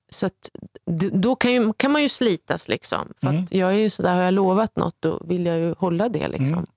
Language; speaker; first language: Swedish; native; Swedish